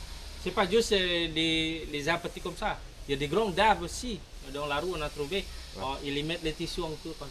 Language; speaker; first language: French; non-native, learner; Balinese